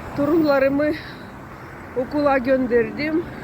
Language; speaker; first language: Turkish; non-native, learner; Russian